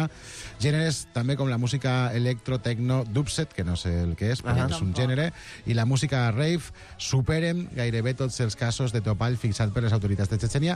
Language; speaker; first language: Catalan; native; Catalan